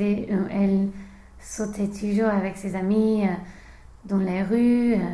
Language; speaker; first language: French; non-native, learner; English